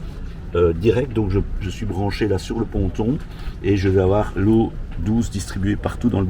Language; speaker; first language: French; native; French